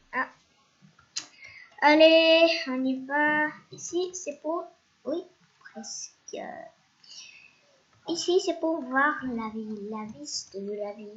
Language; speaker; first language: French; non-native, fluent; Spanish